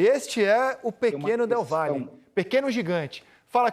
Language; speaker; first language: Portuguese; native; Portuguese